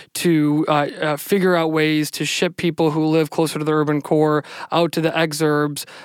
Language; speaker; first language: English; native; English